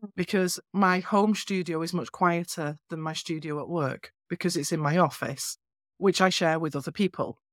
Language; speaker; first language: English; native; English